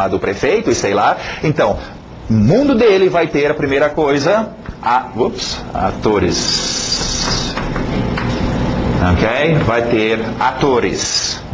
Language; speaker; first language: Portuguese; native; Portuguese